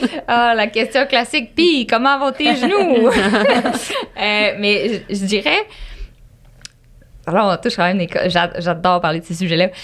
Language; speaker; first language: French; native; French